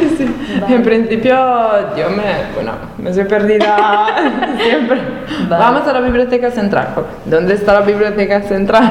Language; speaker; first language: Spanish; non-native, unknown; Italian